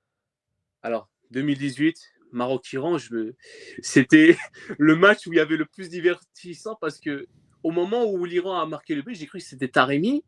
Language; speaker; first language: French; early bilingual, other home language; Persian